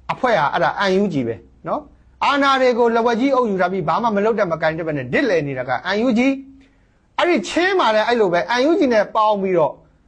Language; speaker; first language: Burmese; non-native, local second language; Hakha Chin